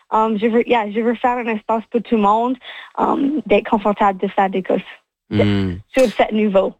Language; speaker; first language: French; non-native, local second language; English